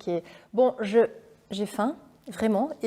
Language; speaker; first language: French; non-native, local second language; Dutch